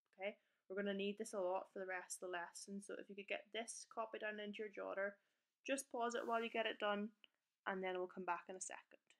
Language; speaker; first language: English; native; English